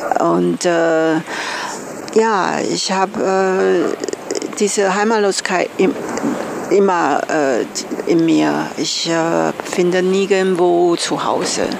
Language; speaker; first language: German; non-native, learner; Chinese